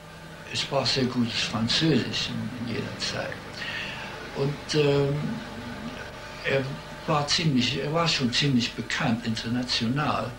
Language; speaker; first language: German; early bilingual, heritage; German